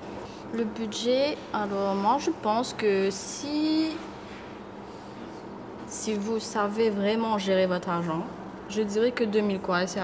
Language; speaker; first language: French; non-native, local second language; Morisyen